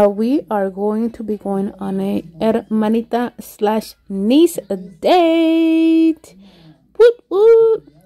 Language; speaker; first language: English; early bilingual, other home language; Spanish